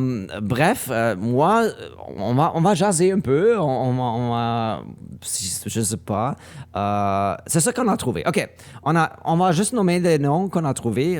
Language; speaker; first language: French; non-native, learner; German